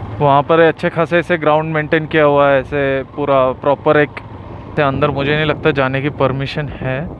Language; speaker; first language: Hindi; non-native, local second language; Marathi